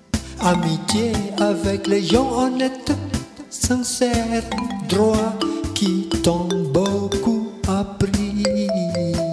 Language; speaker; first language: French; non-native, fluent; Indonesian